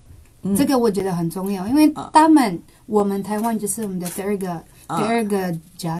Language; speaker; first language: Chinese; non-native, local second language; Cebuano